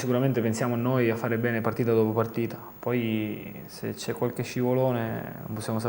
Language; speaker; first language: Italian; native; Italian